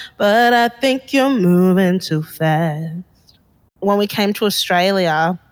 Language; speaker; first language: English; early bilingual, other home language; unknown